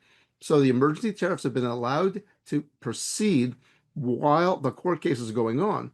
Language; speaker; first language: English; native; English